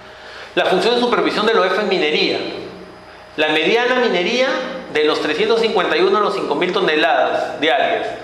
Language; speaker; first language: Spanish; native; Spanish